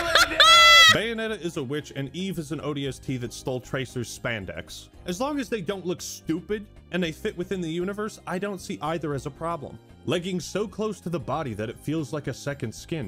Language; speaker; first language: English; native; English